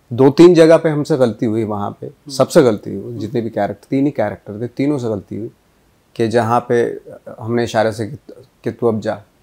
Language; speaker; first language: Hindi; native; Hindi